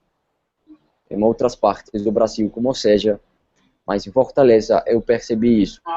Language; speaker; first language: Portuguese; non-native, fluent; Spanish